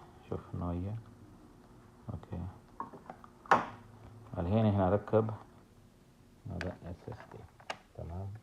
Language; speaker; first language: Arabic; non-native, learner; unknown